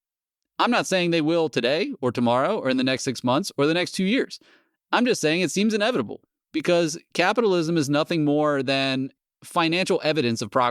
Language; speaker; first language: English; native; English